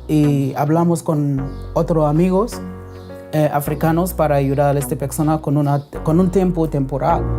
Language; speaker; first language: Spanish; non-native, local second language; English